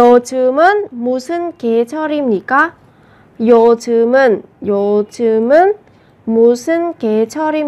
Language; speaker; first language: Korean; non-native, fluent; Vietnamese